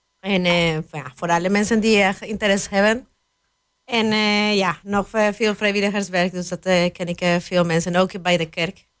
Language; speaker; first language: Dutch; non-native, fluent; Spanish